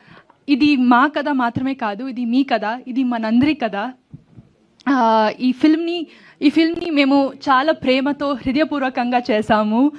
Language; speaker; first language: Telugu; non-native, learner; Tamil